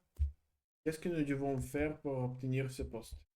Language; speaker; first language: French; non-native, learner; Russian